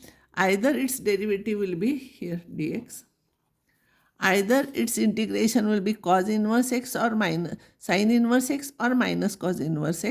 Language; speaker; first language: English; non-native, local second language; Marathi